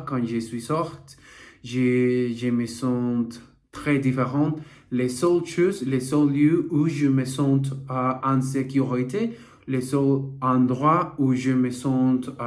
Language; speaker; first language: French; non-native, learner; Portuguese